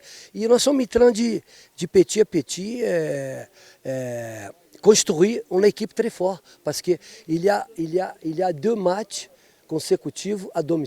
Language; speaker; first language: French; non-native, fluent; Portuguese